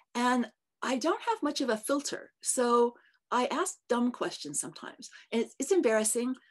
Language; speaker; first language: English; native; English